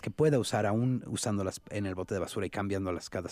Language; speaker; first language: Spanish; native; Spanish